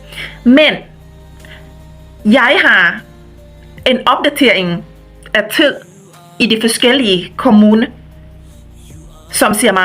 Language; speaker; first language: Danish; non-native, fluent; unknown